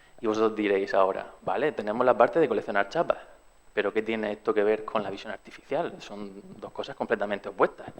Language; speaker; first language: Spanish; early bilingual, other home language; Romanian